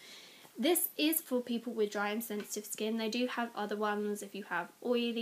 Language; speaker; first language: English; native; English